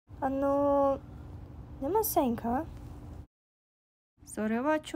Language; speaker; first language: Japanese; non-native, learner; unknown